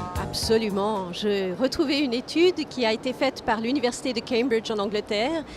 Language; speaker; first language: French; non-native, fluent; English